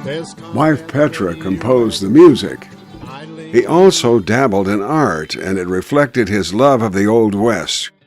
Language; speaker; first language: English; native; English